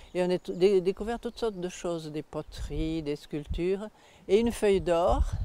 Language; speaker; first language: French; native; French